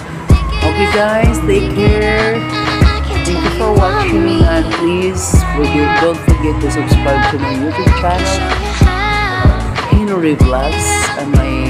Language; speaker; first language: English; non-native, local second language; Cebuano